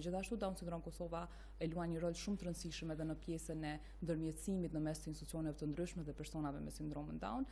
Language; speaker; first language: Albanian; native; Albanian